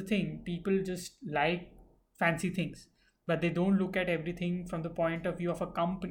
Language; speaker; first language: English; non-native, local second language; Hindi